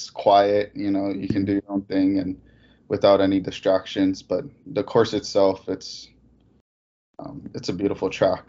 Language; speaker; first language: English; native; English